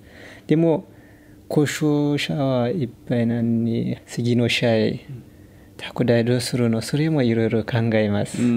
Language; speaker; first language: Japanese; non-native, learner; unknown